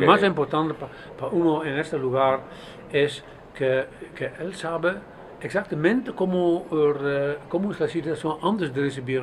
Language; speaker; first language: Spanish; non-native, fluent; Dutch